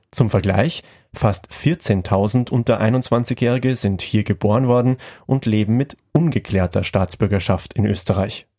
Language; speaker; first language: German; native; German